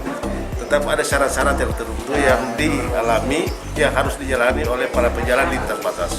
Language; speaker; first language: Indonesian; native; Indonesian